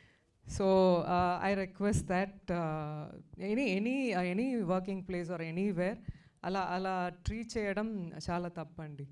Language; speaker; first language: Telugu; non-native, fluent; Tamil